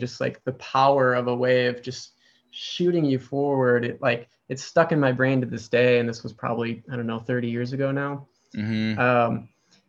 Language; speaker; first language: English; native; English